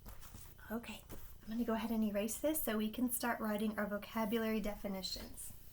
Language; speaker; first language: English; native; English